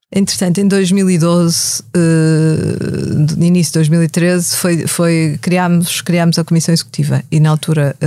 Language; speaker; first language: Portuguese; native; Portuguese